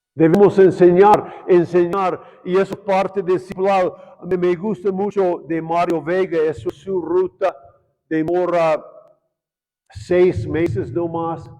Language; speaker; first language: Spanish; non-native, fluent; English